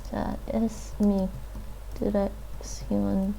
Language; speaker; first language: Spanish; non-native, learner; English